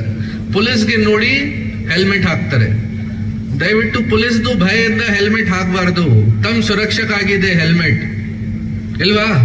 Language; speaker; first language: Kannada; non-native, local second language; Hindi